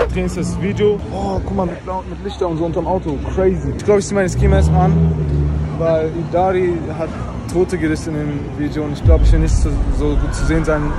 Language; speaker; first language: German; native; German